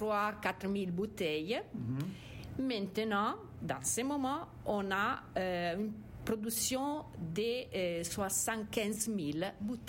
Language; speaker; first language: French; non-native, fluent; Italian